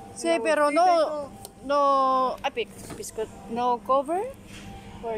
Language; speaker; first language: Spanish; non-native, learner; Filipino